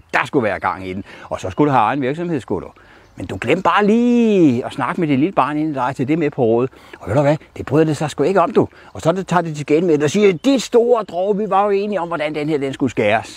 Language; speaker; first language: Danish; native; Danish